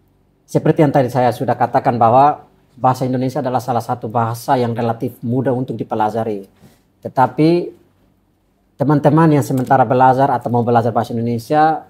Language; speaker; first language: Indonesian; non-native, fluent; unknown